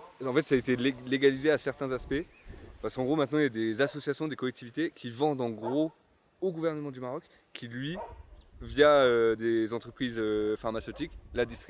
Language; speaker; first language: French; native; French